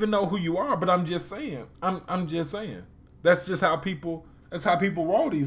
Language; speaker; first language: English; native; English